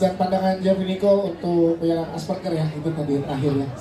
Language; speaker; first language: Indonesian; native; Indonesian